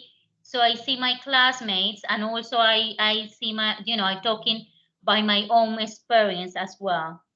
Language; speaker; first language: English; non-native, learner; Spanish